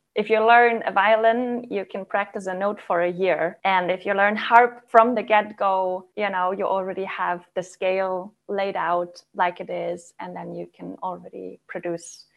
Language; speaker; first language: English; non-native, fluent; German